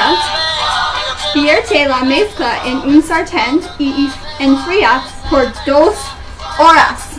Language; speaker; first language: Spanish; non-native, learner; English